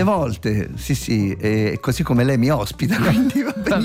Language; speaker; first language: Italian; native; Italian